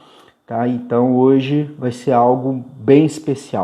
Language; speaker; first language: Portuguese; native; Portuguese